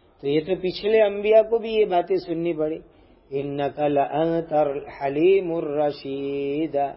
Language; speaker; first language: Urdu; non-native, local second language; Gujarati